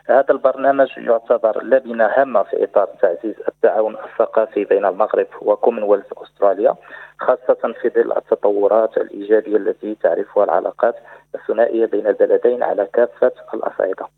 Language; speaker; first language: Arabic; native; Arabic